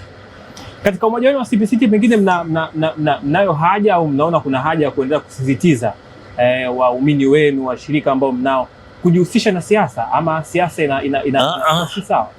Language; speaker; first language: Swahili; native; Swahili